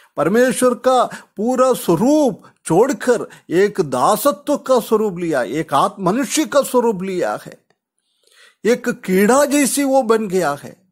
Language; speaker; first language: Hindi; non-native, local second language; Malayalam